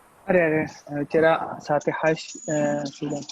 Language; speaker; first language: Persian; non-native, learner; Urdu